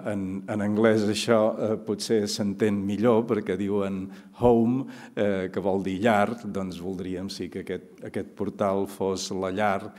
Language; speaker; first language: Catalan; native; Catalan